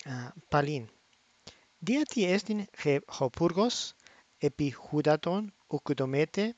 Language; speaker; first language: Greek; non-native, fluent; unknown